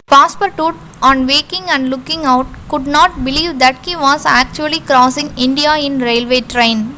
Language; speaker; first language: English; non-native, local second language; Tamil